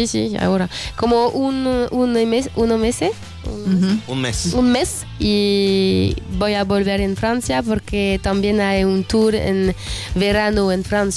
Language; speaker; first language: Spanish; non-native, learner; French